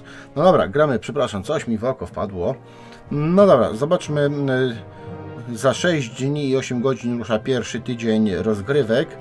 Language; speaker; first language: Polish; native; Polish